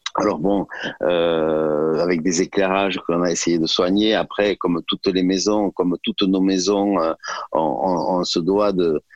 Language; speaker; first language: French; native; French